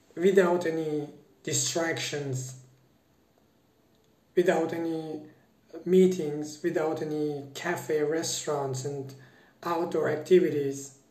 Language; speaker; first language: English; non-native, fluent; Persian